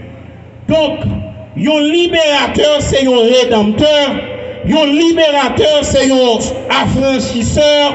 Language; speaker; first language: French; non-native, local second language; Haitian Creole